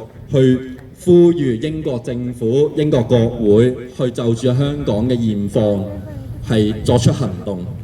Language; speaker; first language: Cantonese; native; Cantonese